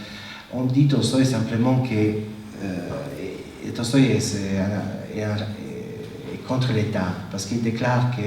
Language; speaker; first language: French; non-native, fluent; Italian